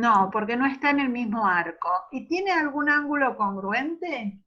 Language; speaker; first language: Spanish; native; Spanish